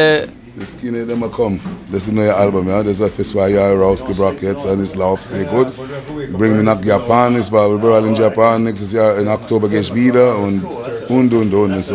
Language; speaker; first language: German; non-native, learner; English